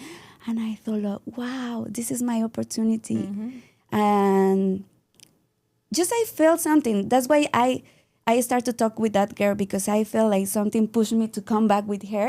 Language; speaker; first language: English; non-native, learner; Spanish